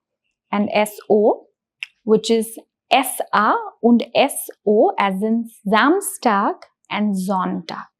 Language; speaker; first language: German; non-native, fluent; English